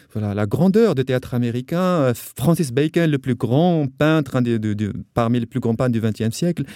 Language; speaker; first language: French; non-native, local second language; Arabic